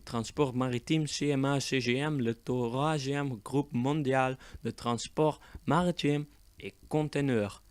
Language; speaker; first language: French; non-native, learner; Dutch